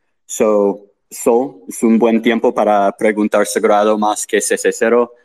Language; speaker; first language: Spanish; non-native, learner; English